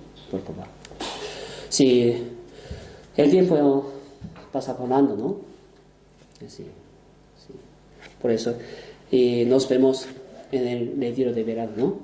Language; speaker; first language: Spanish; non-native, fluent; Korean